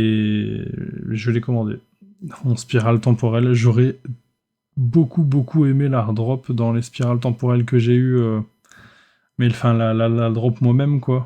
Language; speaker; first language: French; native; French